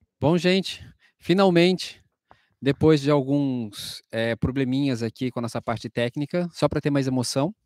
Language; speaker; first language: Portuguese; native; Portuguese